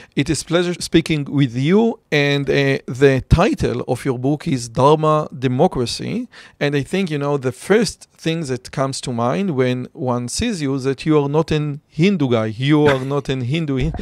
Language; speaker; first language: English; non-native, fluent; Hebrew